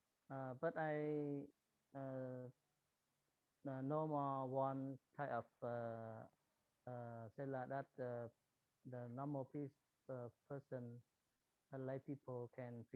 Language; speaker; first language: English; non-native, learner; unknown